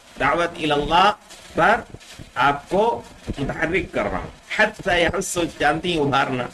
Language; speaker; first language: Urdu; native; Urdu